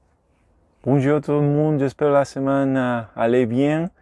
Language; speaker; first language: French; non-native, learner; Spanish